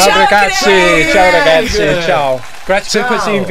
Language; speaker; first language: Italian; non-native, learner; English